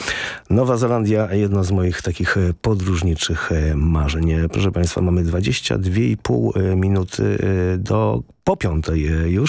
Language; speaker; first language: Polish; native; Polish